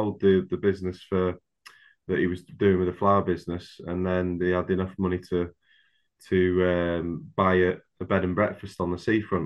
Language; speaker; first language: English; native; English